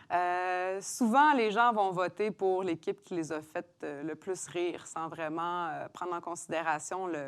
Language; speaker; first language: French; native; French